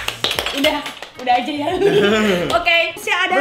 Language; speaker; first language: Indonesian; native; Indonesian